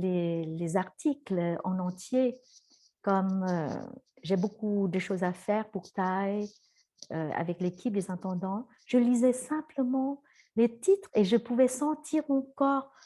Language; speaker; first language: French; non-native, fluent; Vietnamese